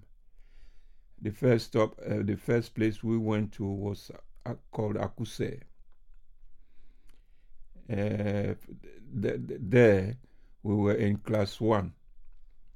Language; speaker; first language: English; non-native, local second language; Ga